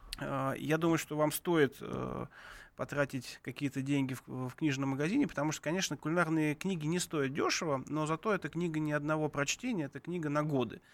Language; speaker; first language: Russian; native; Russian